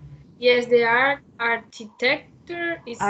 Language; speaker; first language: English; non-native, learner; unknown